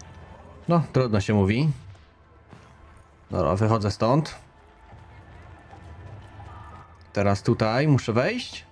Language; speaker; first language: Polish; native; Polish